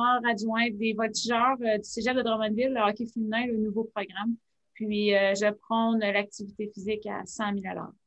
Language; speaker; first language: French; native; French